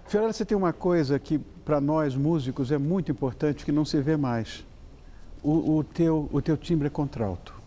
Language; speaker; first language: Portuguese; native; Portuguese